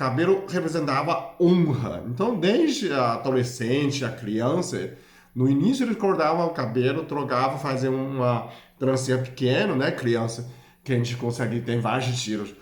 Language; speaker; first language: Portuguese; non-native, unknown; Chinese